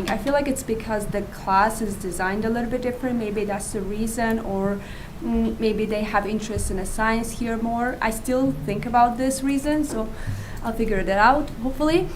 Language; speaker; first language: English; non-native, fluent; Azerbaijani